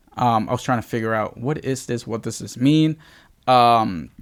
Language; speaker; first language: English; early bilingual, other home language; Spanish